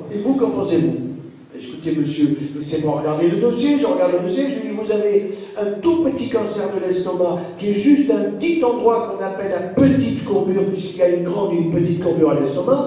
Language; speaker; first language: French; native; French